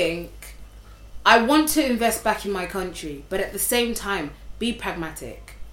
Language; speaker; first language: English; native; English